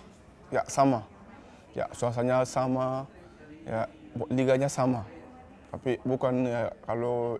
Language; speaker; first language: Indonesian; non-native, learner; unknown